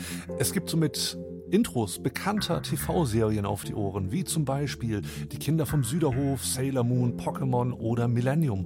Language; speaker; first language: German; native; German